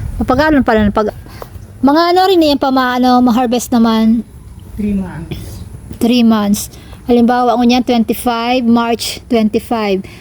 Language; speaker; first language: Filipino; non-native, local second language; Bikol